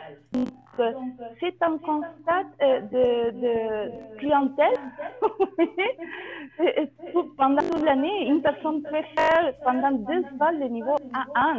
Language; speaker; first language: French; non-native, learner; Spanish